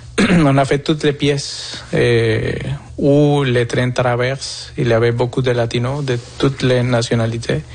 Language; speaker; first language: French; non-native, fluent; Spanish